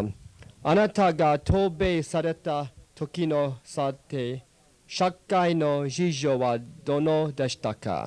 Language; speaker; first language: Japanese; non-native, learner; English